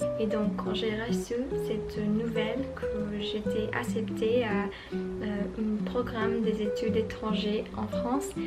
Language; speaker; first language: French; non-native, fluent; English